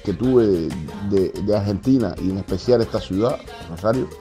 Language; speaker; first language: Spanish; native; Spanish